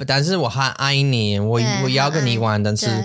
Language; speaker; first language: Chinese; non-native, learner; English